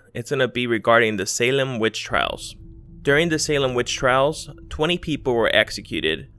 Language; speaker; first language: English; native; English